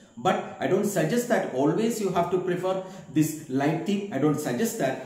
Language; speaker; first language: English; non-native, local second language; Malayalam